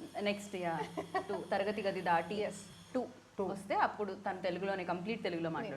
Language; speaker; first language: Telugu; native; Telugu